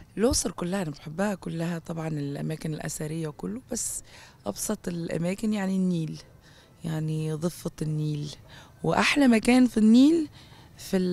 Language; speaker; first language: Arabic; native; Arabic